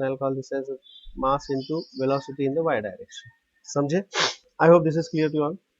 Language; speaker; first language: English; non-native, local second language; Hindi